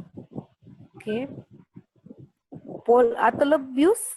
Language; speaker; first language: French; non-native, learner; Hindi